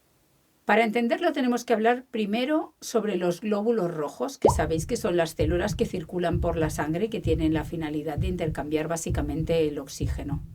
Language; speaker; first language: Spanish; native; Spanish